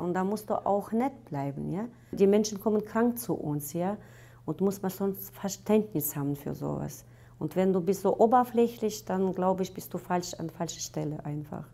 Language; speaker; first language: German; non-native, fluent; Russian